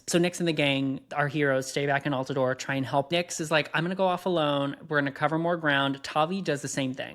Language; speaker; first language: English; native; English